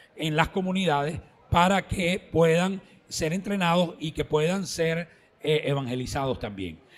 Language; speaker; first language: Spanish; native; Spanish